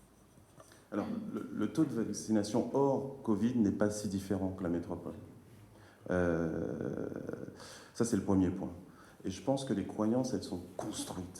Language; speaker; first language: French; native; French